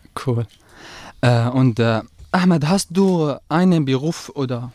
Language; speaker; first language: German; non-native, learner; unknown